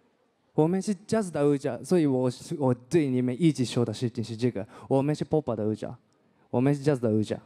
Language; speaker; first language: Chinese; non-native, learner; Japanese